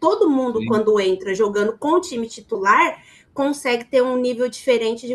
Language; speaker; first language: Portuguese; native; Portuguese